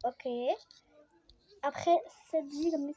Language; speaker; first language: French; native; French